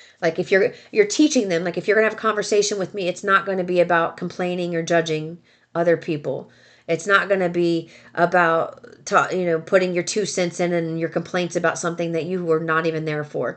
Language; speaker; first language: English; native; English